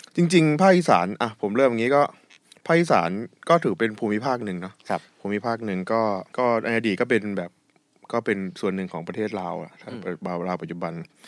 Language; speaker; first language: Thai; native; Thai